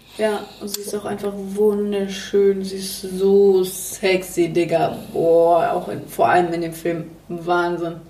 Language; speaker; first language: German; native; German